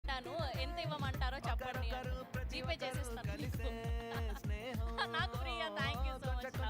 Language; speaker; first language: Telugu; native; Telugu